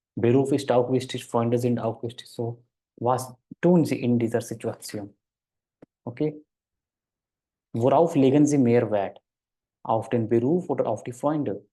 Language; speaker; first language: German; non-native, fluent; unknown